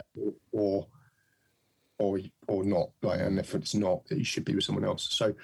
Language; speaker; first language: English; native; English